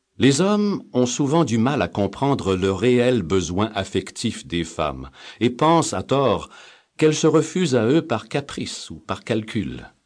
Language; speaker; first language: French; native; French